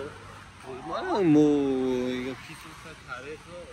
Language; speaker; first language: Korean; non-native, learner; Urdu